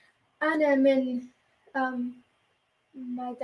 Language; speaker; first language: Arabic; non-native, learner; English